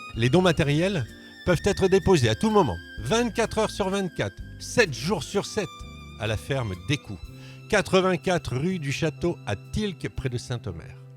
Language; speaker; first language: French; native; French